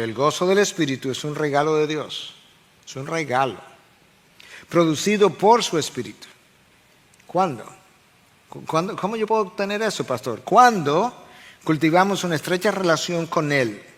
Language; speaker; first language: Spanish; native; Spanish